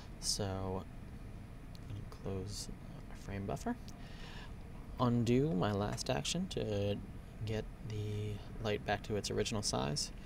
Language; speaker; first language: English; native; English